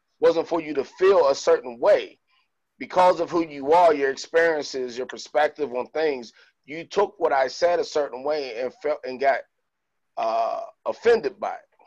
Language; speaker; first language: English; native; English